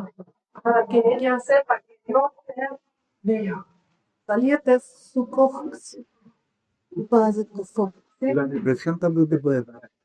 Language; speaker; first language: Spanish; non-native, learner; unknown